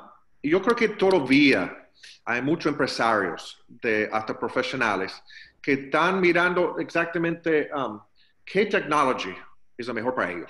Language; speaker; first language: Spanish; non-native, learner; English